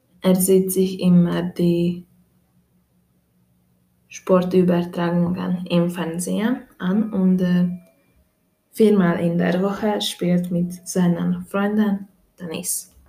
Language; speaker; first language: German; non-native, learner; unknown